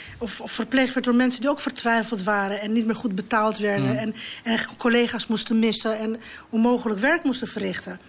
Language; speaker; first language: Dutch; non-native, fluent; Romanian